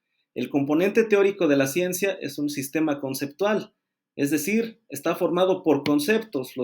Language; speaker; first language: Spanish; native; Spanish